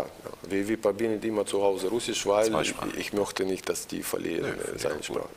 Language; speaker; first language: German; non-native, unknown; Russian